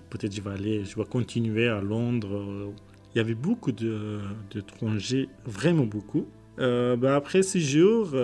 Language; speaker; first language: French; non-native, learner; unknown